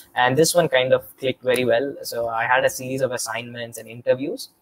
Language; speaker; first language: English; non-native, local second language; Telugu